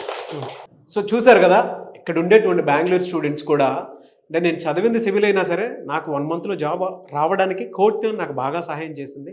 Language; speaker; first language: Telugu; native; Telugu